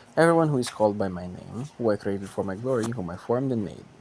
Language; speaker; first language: English; non-native, local second language; Filipino